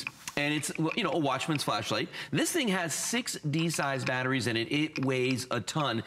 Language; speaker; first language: English; native; English